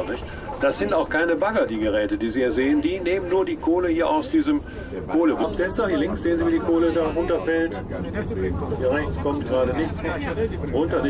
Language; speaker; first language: German; native; German